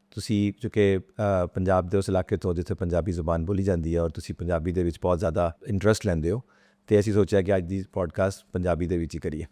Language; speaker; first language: Urdu; non-native, local second language; Punjabi